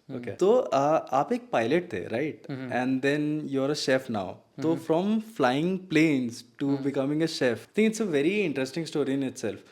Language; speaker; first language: Hindi; native; Hindi